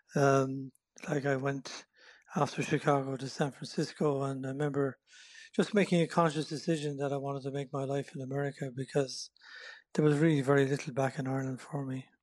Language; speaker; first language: English; native; English